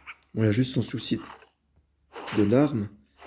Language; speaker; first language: French; native; French